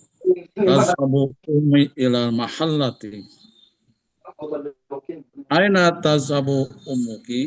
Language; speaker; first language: Arabic; non-native, learner; Indonesian